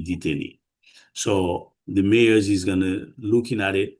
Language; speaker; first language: English; non-native, fluent; Haitian Creole